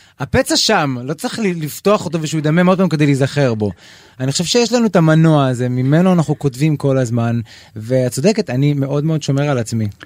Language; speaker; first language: Hebrew; native; Hebrew